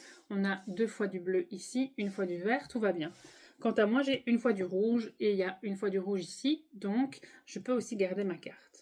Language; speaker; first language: French; native; French